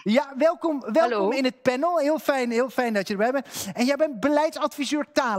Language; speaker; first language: Dutch; native; Dutch